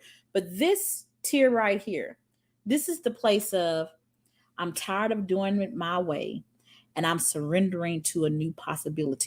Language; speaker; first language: English; native; English